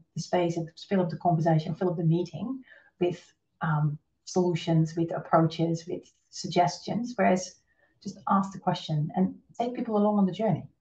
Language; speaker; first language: English; non-native, fluent; Dutch